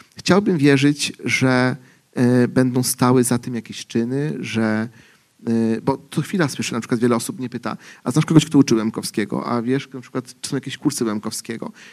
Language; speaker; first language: Polish; native; Polish